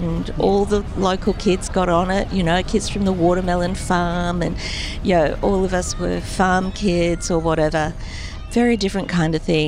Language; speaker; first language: English; native; English